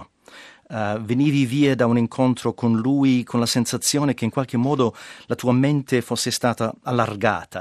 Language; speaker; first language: Italian; non-native, fluent; English